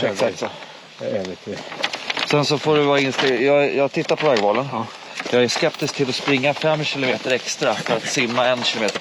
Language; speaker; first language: Swedish; native; Swedish